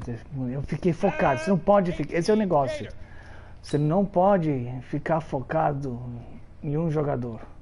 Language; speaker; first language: Portuguese; early bilingual, heritage; Portuguese